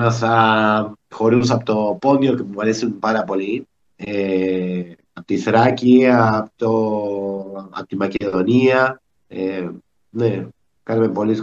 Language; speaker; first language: Greek; early bilingual, heritage; Spanish